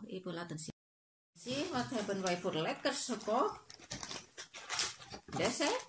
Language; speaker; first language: Dutch; non-native, learner; Indonesian